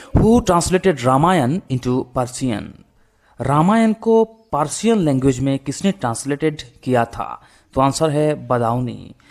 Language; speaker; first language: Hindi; non-native, local second language; Bangla